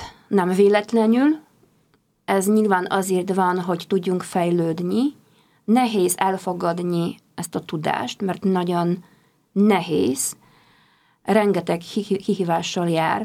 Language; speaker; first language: Hungarian; non-native, fluent; Polish